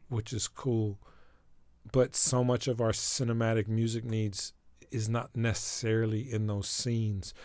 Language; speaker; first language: English; native; English